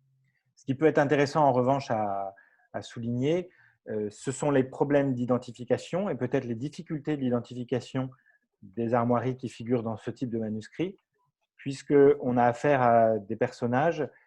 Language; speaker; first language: French; native; French